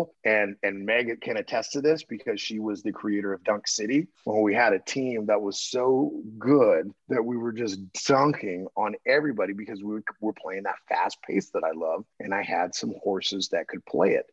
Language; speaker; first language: English; native; English